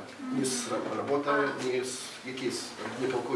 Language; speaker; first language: Ukrainian; non-native, learner; Russian